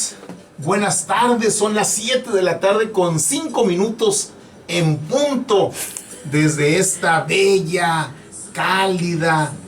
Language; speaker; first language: Spanish; native; Spanish